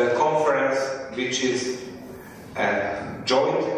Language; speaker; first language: English; non-native, fluent; Hungarian